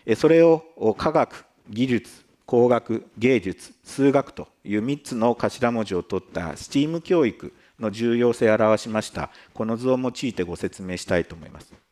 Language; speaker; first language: Japanese; native; Japanese